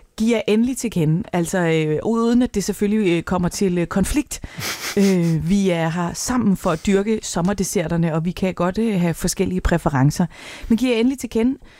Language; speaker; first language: Danish; native; Danish